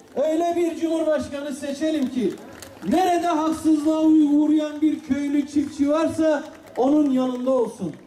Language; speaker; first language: Turkish; non-native, local second language; Kurdish